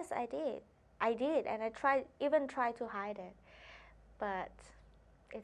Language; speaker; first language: English; non-native, learner; Thai